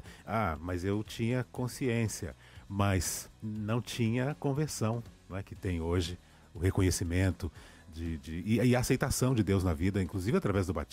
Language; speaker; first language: Portuguese; native; Portuguese